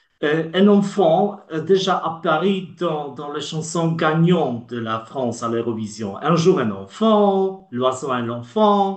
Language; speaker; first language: French; non-native, learner; Polish